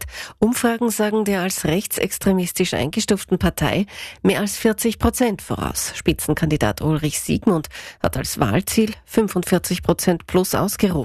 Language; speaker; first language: German; native; German